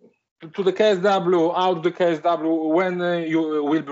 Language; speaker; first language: English; non-native, learner; Polish